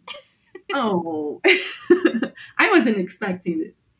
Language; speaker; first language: English; non-native, fluent; Portuguese